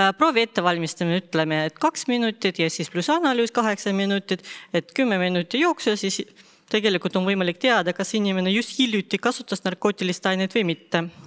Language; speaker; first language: Estonian; non-native, local second language; Russian